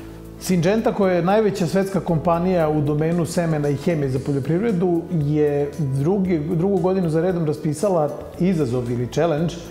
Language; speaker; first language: Serbian; native; Serbian